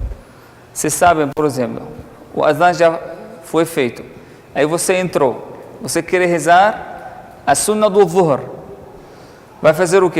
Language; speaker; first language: Portuguese; non-native, fluent; Arabic